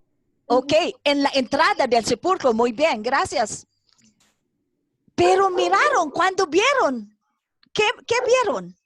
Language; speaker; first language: Spanish; non-native, fluent; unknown